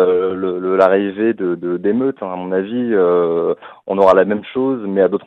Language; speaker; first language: French; native; French